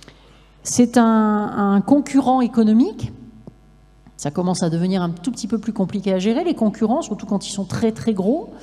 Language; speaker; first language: French; native; French